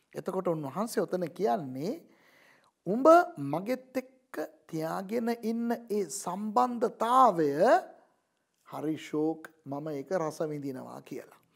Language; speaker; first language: Sinhala; non-native, local second language; Tamil